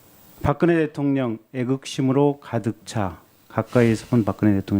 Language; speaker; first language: Korean; native; Korean